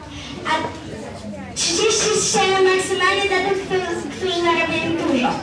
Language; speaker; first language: Polish; native; Polish